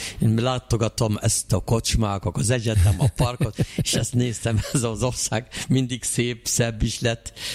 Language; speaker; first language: Hungarian; non-native, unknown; Arabic